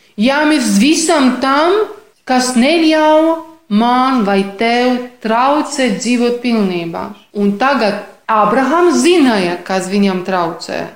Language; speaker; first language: Latvian; non-native, fluent; Polish